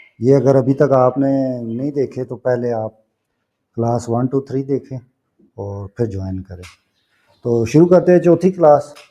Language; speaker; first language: Urdu; non-native, local second language; Punjabi